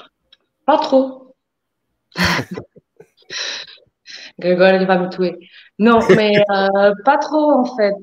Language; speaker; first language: French; non-native, fluent; Portuguese